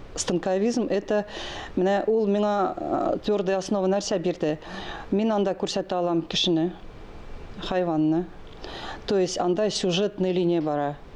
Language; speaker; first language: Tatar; non-native, local second language; Russian